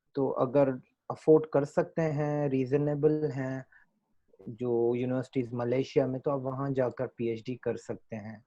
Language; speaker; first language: Urdu; non-native, local second language; Sindhi